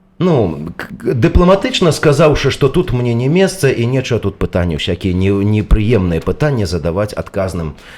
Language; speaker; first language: Belarusian; non-native, local second language; Russian